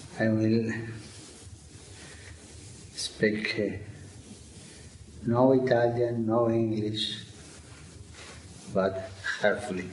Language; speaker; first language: English; non-native, learner; Italian